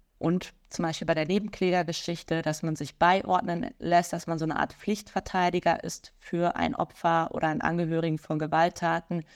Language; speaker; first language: German; native; German